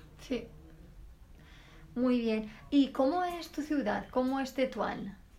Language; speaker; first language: Spanish; native; Spanish